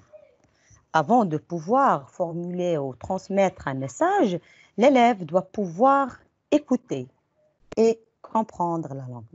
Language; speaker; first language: French; non-native, local second language; Arabic